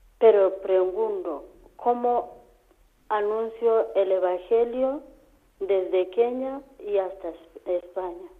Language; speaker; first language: Spanish; non-native, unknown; Kamba